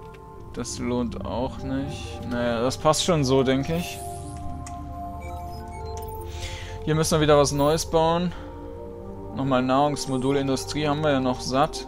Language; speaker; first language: German; native; German